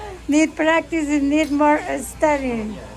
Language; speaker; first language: English; non-native, learner; Spanish